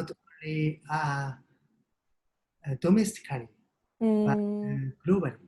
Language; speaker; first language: English; non-native, learner; Japanese